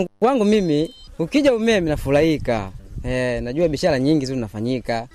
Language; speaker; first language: Swahili; non-native, local second language; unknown